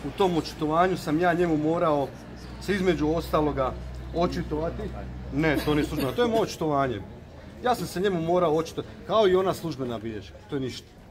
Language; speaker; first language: Croatian; native; Croatian